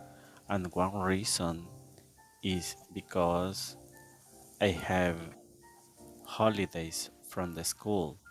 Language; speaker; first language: English; non-native, learner; Spanish